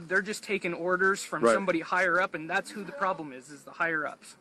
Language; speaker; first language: English; native; English